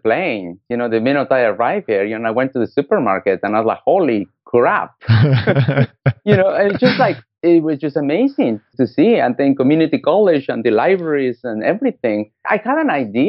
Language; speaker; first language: English; non-native, fluent; Spanish